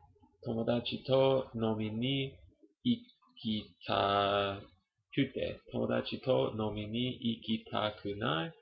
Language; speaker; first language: Japanese; non-native, learner; English